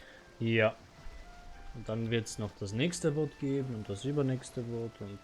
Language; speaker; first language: German; native; German